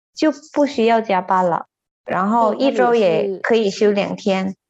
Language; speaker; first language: Chinese; non-native, fluent; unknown